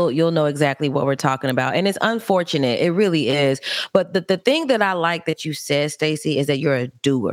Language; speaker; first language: English; native; English